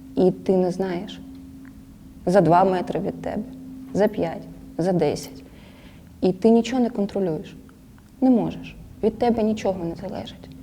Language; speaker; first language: Ukrainian; native; Ukrainian